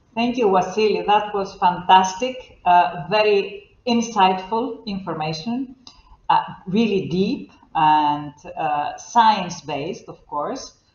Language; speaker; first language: English; non-native, fluent; Greek